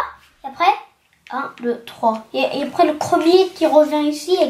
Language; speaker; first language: French; early bilingual, heritage; French